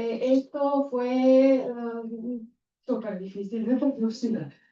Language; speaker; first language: Spanish; non-native, fluent; Bulgarian